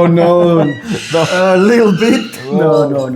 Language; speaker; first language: English; non-native, learner; German